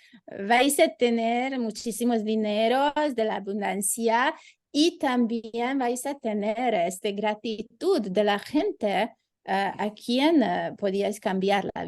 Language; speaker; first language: Spanish; non-native, fluent; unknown